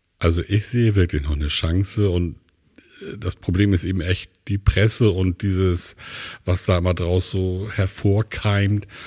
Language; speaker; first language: German; native; German